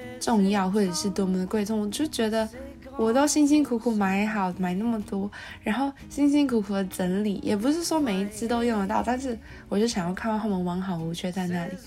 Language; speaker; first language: Chinese; native; Chinese